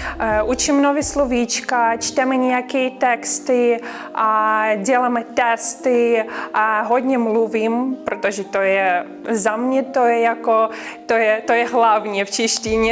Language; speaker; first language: Czech; non-native, learner; Ukrainian